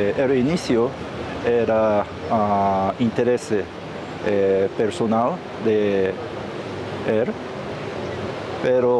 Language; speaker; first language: Spanish; non-native, learner; Japanese